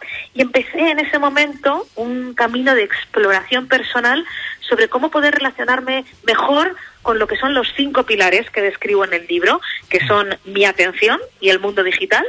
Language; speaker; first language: Spanish; native; Spanish